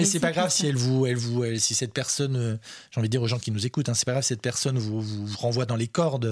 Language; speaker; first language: French; native; French